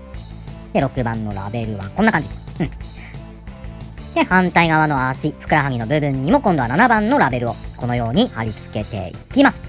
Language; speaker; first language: Japanese; native; Japanese